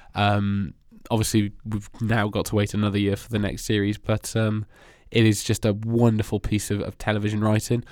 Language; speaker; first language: English; native; English